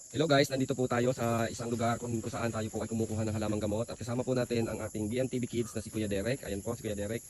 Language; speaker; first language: Filipino; native; Filipino